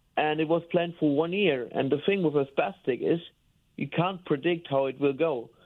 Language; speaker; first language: English; non-native, fluent; German